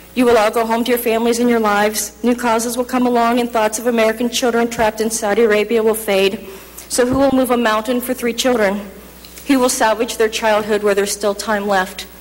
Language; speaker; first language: English; native; English